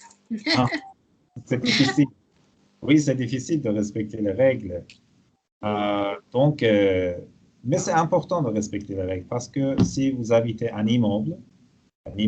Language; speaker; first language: French; non-native, fluent; Persian